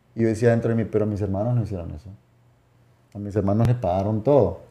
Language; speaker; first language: Spanish; native; Spanish